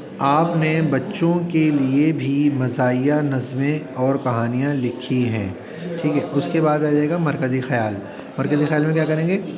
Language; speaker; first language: Urdu; native; Urdu